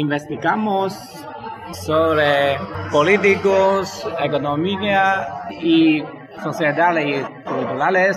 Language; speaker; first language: Spanish; non-native, fluent; Chinese